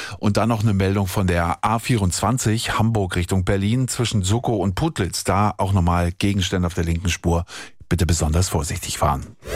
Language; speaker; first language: German; native; German